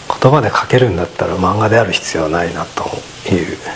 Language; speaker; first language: Japanese; native; Japanese